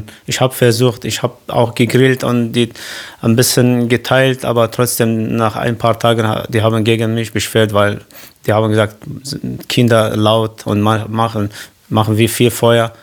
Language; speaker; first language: German; non-native, learner; Arabic